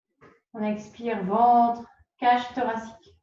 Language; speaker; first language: French; native; French